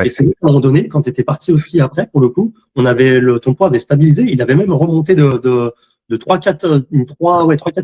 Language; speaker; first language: French; native; French